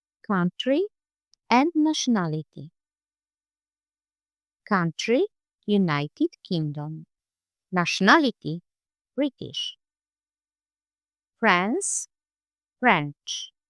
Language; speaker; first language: English; non-native, fluent; Polish